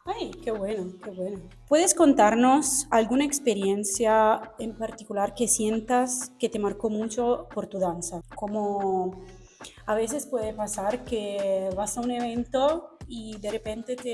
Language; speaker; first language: Spanish; non-native, fluent; Italian